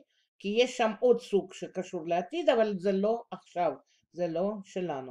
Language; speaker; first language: Hebrew; non-native, fluent; Russian